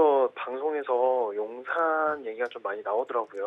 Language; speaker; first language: Korean; native; Korean